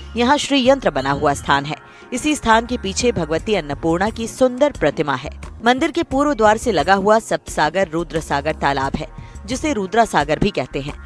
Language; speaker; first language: Hindi; native; Hindi